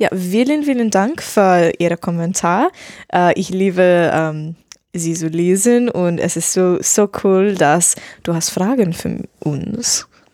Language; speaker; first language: German; non-native, learner; English